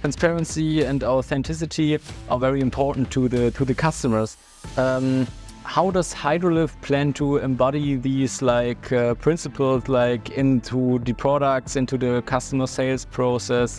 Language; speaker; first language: English; non-native, fluent; German